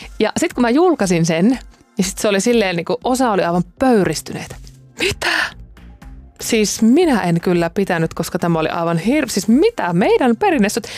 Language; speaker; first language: Finnish; native; Finnish